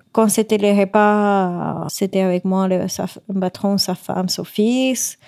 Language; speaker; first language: French; non-native, fluent; Spanish